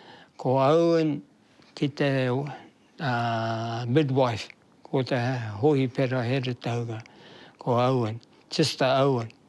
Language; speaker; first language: Māori; non-native, local second language; English